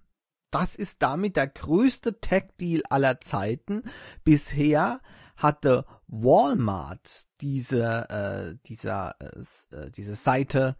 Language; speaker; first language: German; native; German